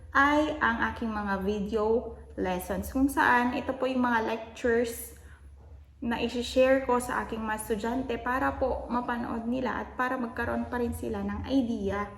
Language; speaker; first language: Filipino; non-native, local second language; Iloko